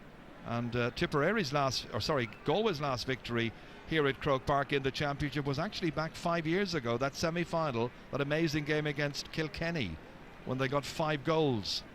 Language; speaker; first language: English; native; English